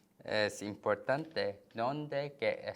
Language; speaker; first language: Spanish; non-native, learner; Korean